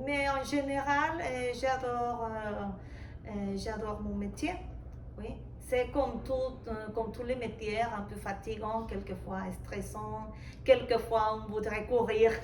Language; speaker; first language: French; non-native, fluent; Spanish